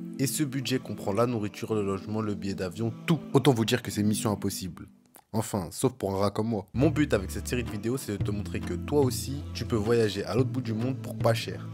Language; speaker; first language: French; native; French